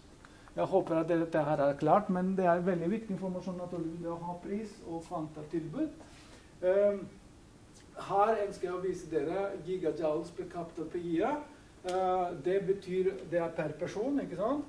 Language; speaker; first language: Norwegian; non-native, fluent; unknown